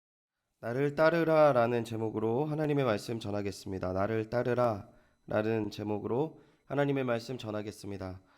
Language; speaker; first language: Korean; native; Korean